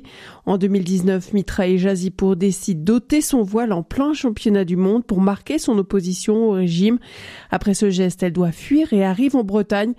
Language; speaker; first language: French; native; French